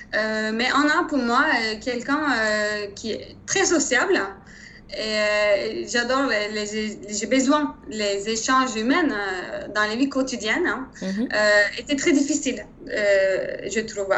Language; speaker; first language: French; non-native, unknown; Turkish